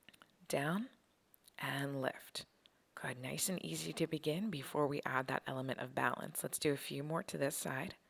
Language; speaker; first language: English; native; English